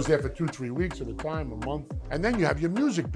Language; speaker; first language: English; native; English